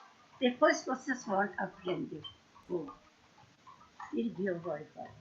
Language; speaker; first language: Portuguese; non-native, fluent; Persian